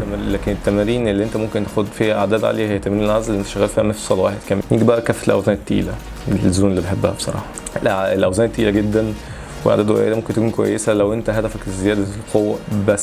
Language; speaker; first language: Arabic; native; Arabic